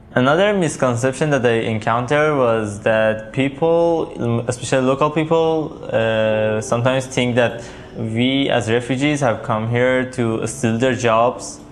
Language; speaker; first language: English; non-native, fluent; Persian